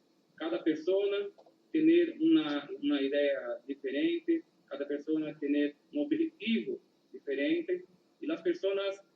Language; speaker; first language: Spanish; non-native, learner; Portuguese